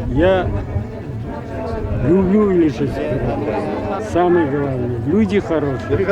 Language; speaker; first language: Russian; non-native, local second language; Tatar